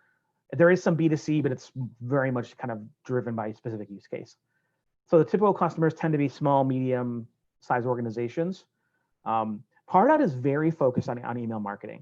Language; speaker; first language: English; native; English